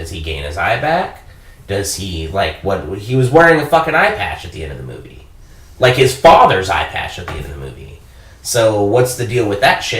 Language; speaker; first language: English; native; English